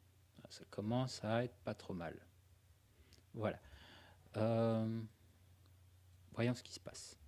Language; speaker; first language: French; native; French